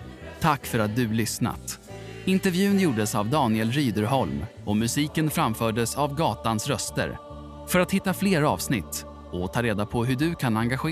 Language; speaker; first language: Swedish; native; Swedish